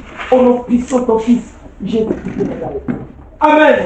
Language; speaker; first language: French; non-native, local second language; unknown